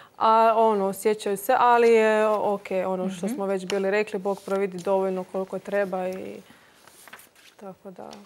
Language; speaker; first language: Croatian; native; Croatian